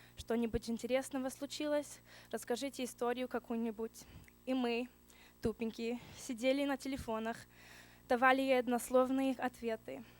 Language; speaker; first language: Russian; early bilingual, heritage; Russian